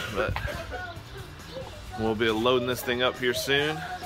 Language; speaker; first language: English; native; English